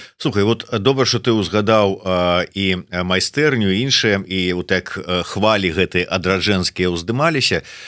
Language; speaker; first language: Belarusian; native; Belarusian